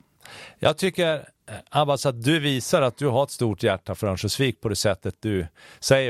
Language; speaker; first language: Swedish; native; Swedish